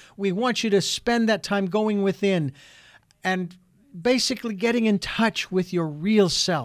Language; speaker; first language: English; native; English